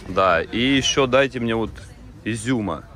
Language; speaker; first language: Russian; native; Russian